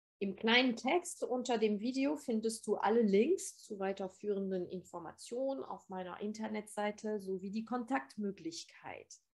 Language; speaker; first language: German; non-native, fluent; French